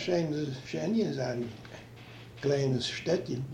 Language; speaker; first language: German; early bilingual, heritage; German